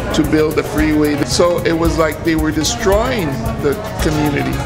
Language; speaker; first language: English; early bilingual, other home language; Spanish